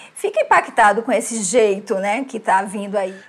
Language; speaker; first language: Portuguese; native; Portuguese